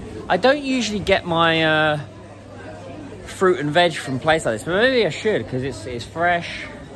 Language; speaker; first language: English; native; English